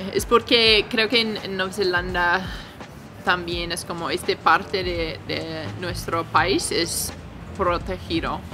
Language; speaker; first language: Spanish; non-native, learner; English